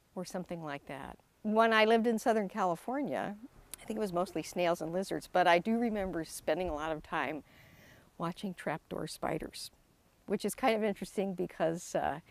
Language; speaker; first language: English; native; English